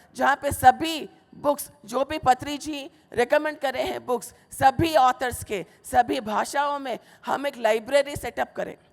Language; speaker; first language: Hindi; non-native, local second language; Telugu